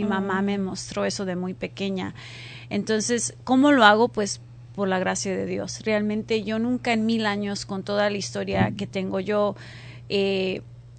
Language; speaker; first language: Spanish; early bilingual, heritage; Spanish